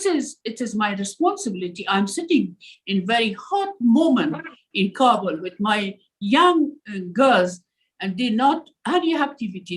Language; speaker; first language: English; non-native, learner; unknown